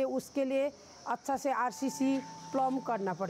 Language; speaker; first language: Hindi; non-native, local second language; Nepali